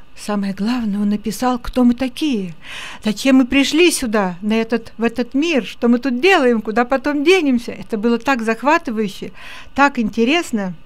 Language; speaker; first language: Russian; native; Russian